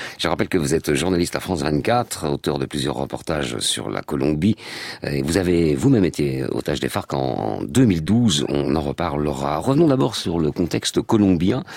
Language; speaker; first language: French; native; French